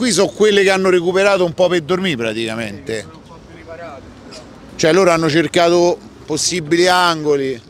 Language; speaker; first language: Italian; native; Italian